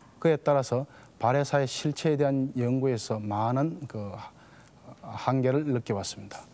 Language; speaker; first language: Korean; native; Korean